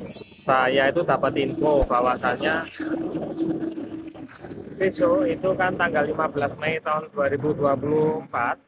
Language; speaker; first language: Indonesian; native; Indonesian